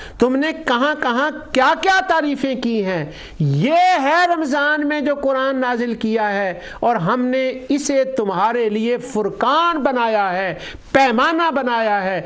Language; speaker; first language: Urdu; non-native, local second language; Punjabi